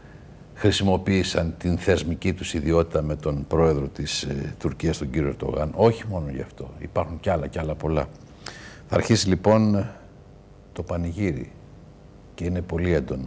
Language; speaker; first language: Greek; native; Greek